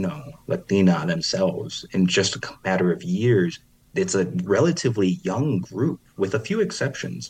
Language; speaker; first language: English; native; English